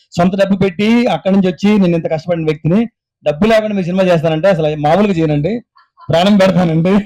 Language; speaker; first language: Telugu; native; Telugu